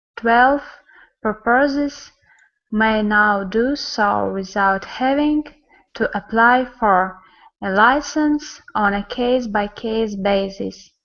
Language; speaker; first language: English; non-native, learner; Russian